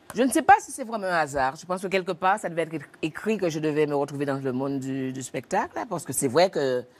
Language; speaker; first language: French; native; French